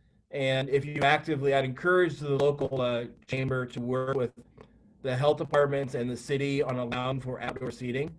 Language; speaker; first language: English; native; English